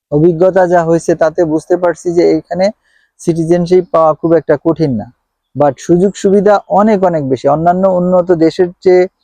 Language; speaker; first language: Bangla; native; Bangla